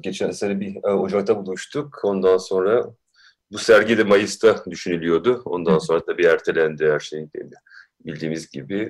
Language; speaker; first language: Turkish; early bilingual, heritage; Turkish